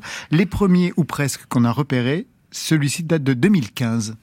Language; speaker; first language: French; native; French